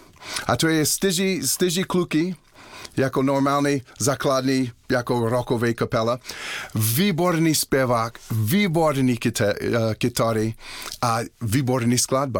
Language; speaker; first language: Czech; non-native, learner; English